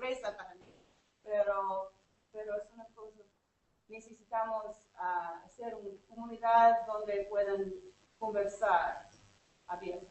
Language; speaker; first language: Spanish; non-native, learner; English